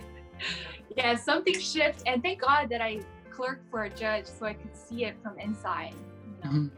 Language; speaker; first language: English; non-native, fluent; Portuguese